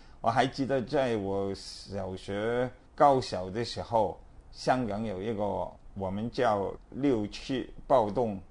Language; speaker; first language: Chinese; non-native, local second language; Cantonese